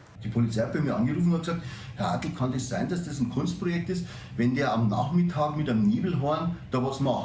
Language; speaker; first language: German; native; German